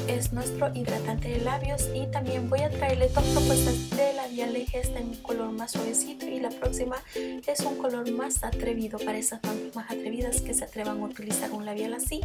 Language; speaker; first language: Spanish; native; Spanish